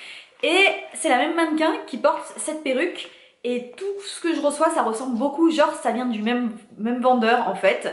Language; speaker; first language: French; native; French